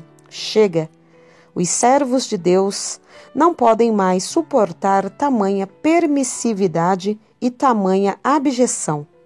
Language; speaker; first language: Portuguese; native; Portuguese